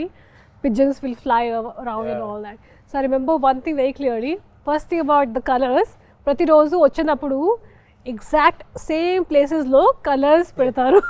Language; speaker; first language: Telugu; non-native, fluent; Hindi